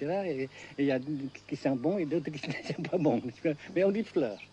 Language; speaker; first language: French; non-native, local second language; Vietnamese